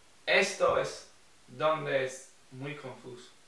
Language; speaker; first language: Spanish; non-native, fluent; English